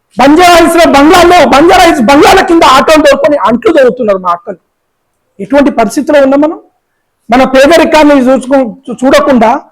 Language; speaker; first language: Telugu; non-native, local second language; Lambadi